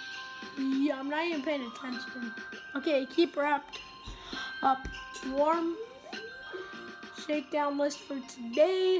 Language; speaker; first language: English; native; English